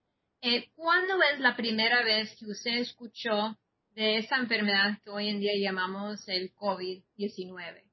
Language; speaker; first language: Spanish; non-native, fluent; English